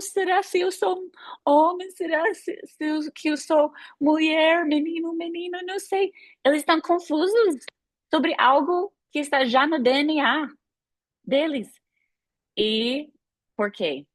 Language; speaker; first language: Portuguese; non-native, fluent; English